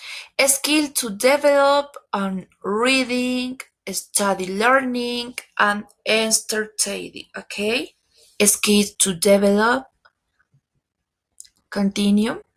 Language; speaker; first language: English; non-native, learner; Spanish